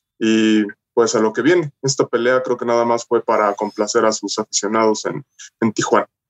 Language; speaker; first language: Spanish; native; Spanish